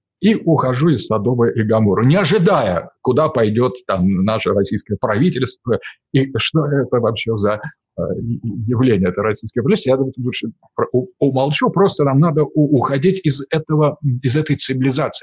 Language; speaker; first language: Russian; native; Russian